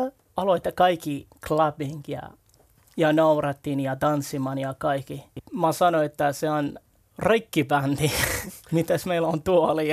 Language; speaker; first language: Finnish; non-native, learner; Arabic